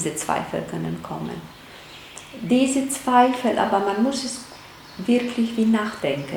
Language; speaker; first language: German; non-native, fluent; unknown